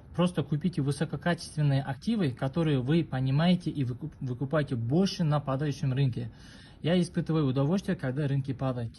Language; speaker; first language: Russian; non-native, local second language; Kazakh